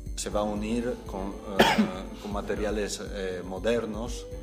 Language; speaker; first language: Spanish; non-native, fluent; Italian